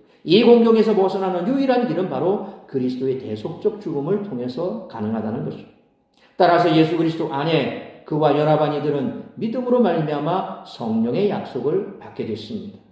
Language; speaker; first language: Korean; native; Korean